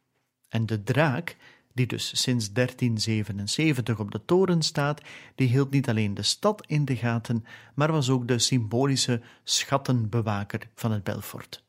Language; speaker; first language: Dutch; native; Dutch